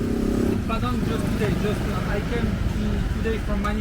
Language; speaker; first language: English; non-native, learner; French